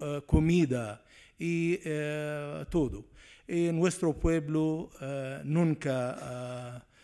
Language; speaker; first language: Spanish; non-native, learner; Arabic